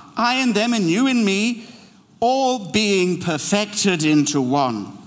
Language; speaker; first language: English; native; English